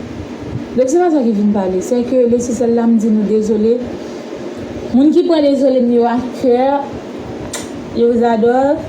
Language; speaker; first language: French; non-native, local second language; Haitian Creole